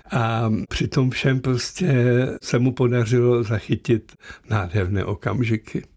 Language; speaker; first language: Czech; early bilingual, other home language; Slovenian